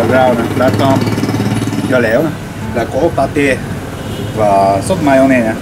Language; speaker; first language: Vietnamese; non-native, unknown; Japanese